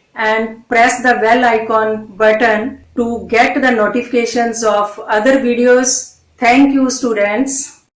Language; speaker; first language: English; non-native, local second language; Punjabi